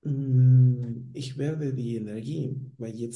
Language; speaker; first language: German; non-native, fluent; Spanish